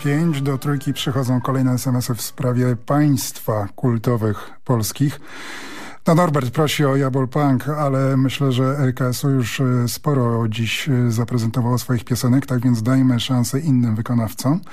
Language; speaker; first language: Polish; native; Polish